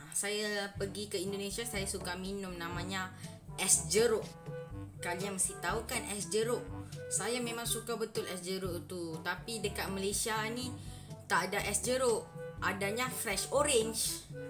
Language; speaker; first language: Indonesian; non-native, learner; Malay